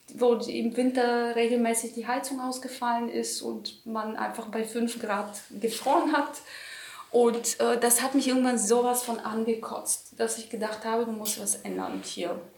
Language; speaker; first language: German; non-native, fluent; Bulgarian